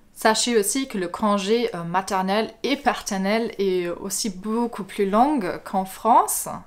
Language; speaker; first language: French; non-native, fluent; German